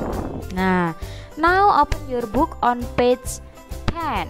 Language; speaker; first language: English; non-native, fluent; Indonesian